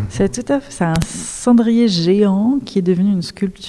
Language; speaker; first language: French; native; French